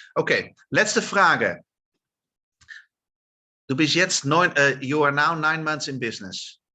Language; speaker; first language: German; non-native, learner; Dutch